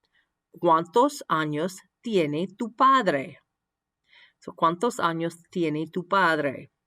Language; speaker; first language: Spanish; non-native, fluent; English